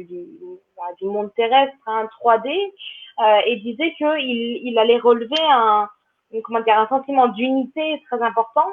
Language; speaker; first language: French; native; French